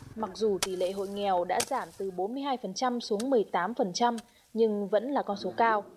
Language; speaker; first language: Vietnamese; native; Vietnamese